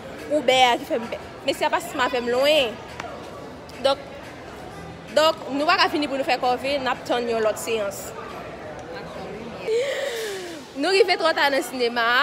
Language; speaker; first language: French; non-native, local second language; Haitian Creole